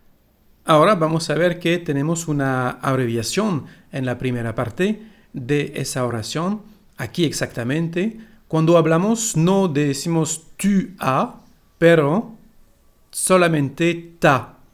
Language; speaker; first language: Spanish; non-native, fluent; French